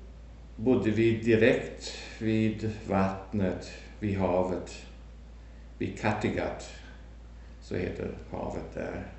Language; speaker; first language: Swedish; early bilingual, heritage; German